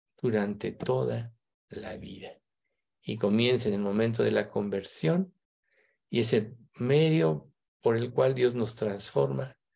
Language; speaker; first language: Spanish; native; Spanish